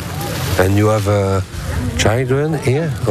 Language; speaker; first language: English; non-native, learner; French